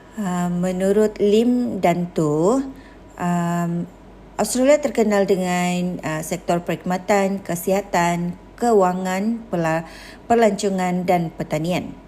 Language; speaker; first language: Malay; native; Malay